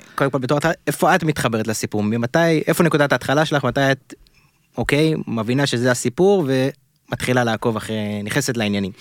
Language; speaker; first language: Hebrew; native; Hebrew